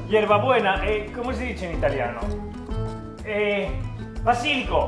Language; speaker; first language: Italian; non-native, fluent; Spanish